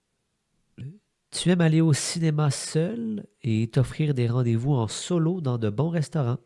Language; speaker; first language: French; native; French